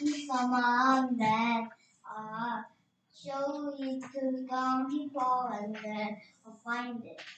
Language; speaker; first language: English; non-native, learner; Korean